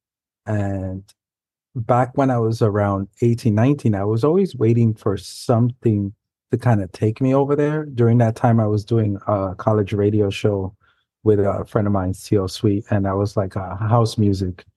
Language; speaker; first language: English; early bilingual, other home language; Spanish